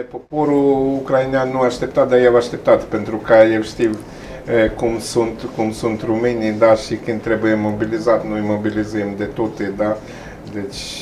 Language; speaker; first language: Romanian; non-native, learner; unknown